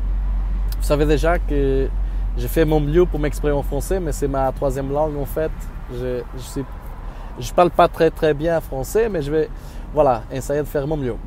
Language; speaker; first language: French; non-native, learner; Portuguese